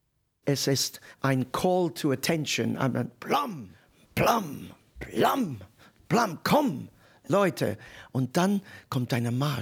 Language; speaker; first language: German; non-native, fluent; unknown